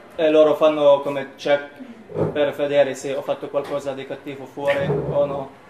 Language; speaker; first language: Italian; non-native, learner; Arabic